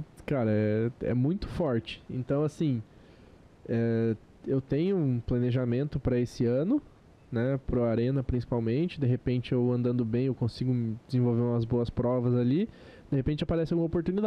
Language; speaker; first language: Portuguese; native; Portuguese